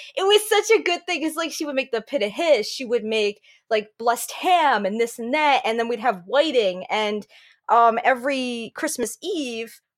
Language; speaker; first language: English; native; English